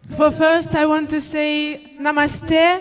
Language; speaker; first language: English; non-native, learner; Russian